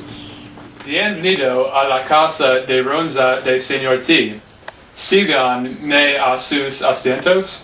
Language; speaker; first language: Spanish; non-native, learner; English